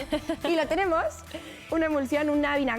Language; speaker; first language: Spanish; native; Spanish